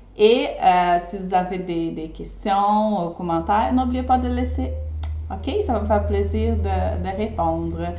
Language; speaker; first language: French; non-native, fluent; Portuguese